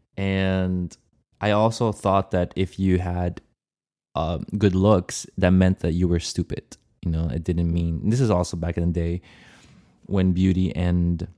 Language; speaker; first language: English; non-native, fluent; Portuguese